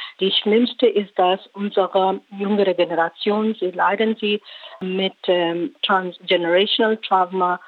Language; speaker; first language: German; non-native, learner; Rohingya